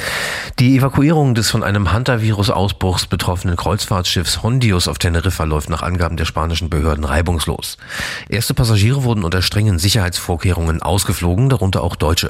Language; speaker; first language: German; native; German